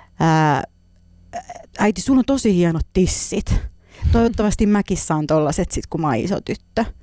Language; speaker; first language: Finnish; native; Finnish